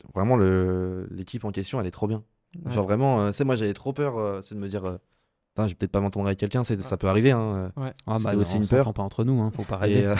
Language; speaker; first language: French; native; French